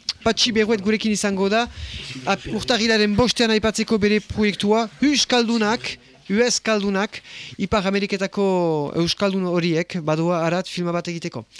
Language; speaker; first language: Basque; early bilingual, heritage; Basque